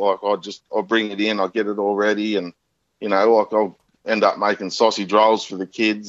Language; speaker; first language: English; native; English